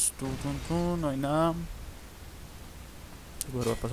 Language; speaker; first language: Spanish; native; Spanish